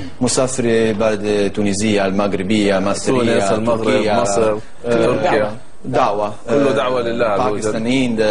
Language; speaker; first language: Arabic; non-native, learner; Italian